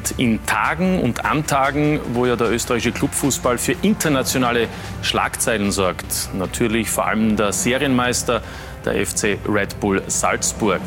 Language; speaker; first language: German; native; German